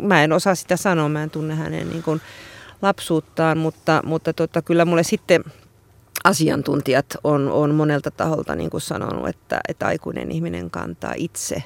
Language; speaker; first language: Finnish; native; Finnish